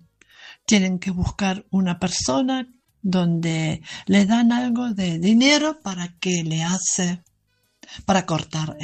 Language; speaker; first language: Spanish; non-native, learner; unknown